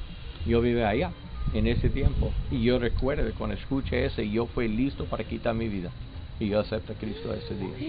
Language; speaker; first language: Spanish; non-native, learner; English